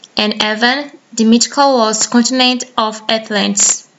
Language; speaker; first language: English; non-native, fluent; Portuguese